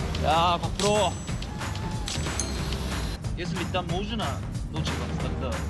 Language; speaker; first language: Russian; non-native, learner; Korean